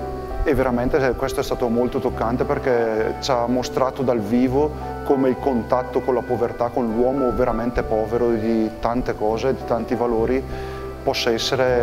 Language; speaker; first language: Italian; native; Italian